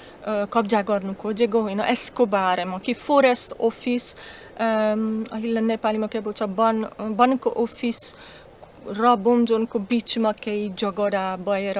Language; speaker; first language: Nepali; non-native, fluent; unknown